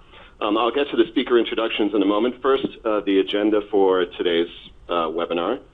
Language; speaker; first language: English; native; English